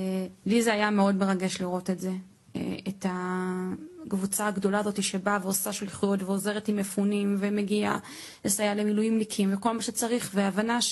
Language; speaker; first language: Hebrew; native; Hebrew